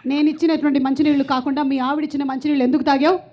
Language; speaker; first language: Telugu; native; Telugu